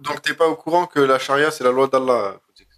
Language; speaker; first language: French; native; French